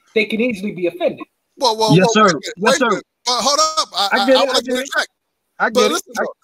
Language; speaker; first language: English; native; English